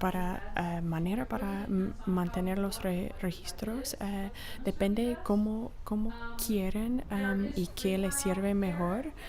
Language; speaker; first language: Spanish; non-native, fluent; English